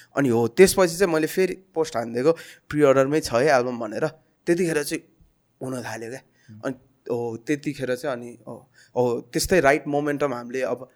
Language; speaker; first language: Nepali; native; Nepali